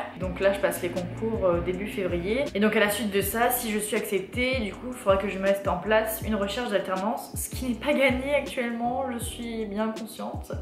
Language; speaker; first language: French; native; French